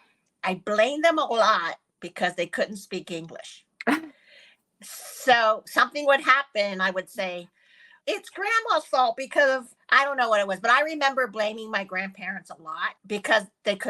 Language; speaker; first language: English; early bilingual, other home language; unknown